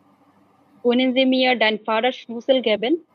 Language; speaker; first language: German; non-native, learner; Bangla